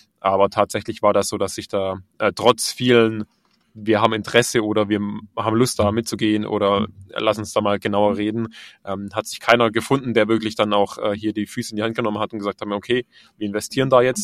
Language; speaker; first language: German; native; German